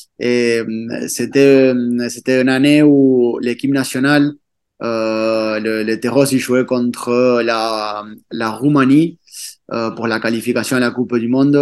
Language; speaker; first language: French; non-native, fluent; Spanish